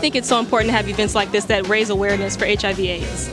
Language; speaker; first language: English; native; English